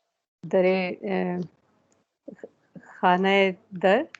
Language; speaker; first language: Persian; non-native, learner; Urdu